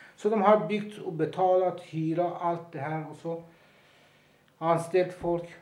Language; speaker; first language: Swedish; non-native, fluent; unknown